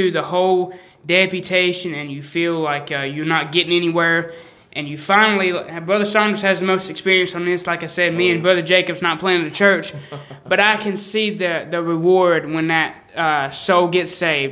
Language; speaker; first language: English; native; English